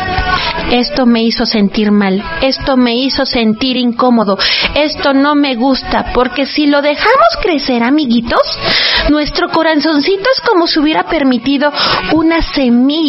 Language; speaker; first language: Spanish; native; Spanish